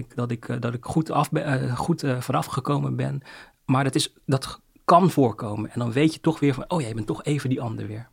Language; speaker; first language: Dutch; early bilingual, other home language; Cantonese